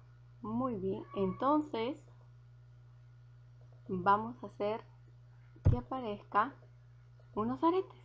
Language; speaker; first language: Spanish; native; Spanish